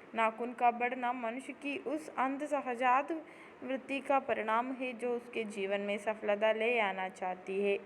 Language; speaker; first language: Hindi; non-native, local second language; Malayalam